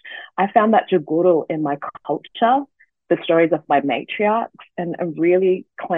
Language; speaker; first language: English; native; English